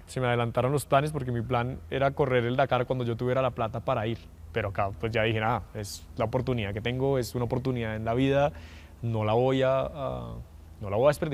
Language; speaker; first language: Spanish; native; Spanish